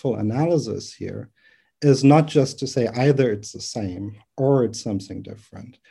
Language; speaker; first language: English; non-native, fluent; German